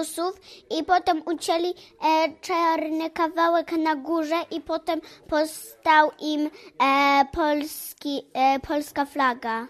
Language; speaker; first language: Polish; early bilingual, heritage; English